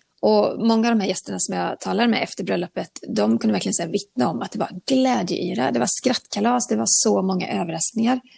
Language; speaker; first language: Swedish; native; Swedish